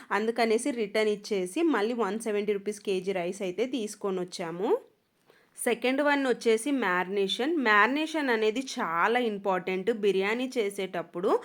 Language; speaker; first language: Telugu; native; Telugu